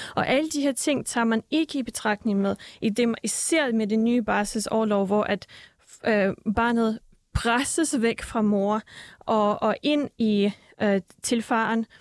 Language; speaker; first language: Danish; early bilingual, other home language; Russian